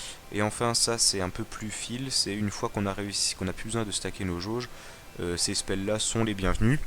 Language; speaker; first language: French; native; French